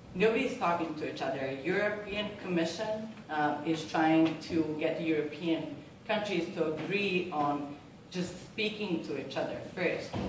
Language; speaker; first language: English; non-native, fluent; Serbian